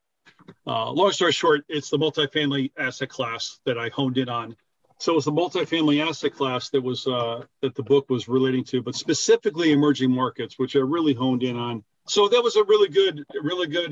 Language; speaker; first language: English; native; English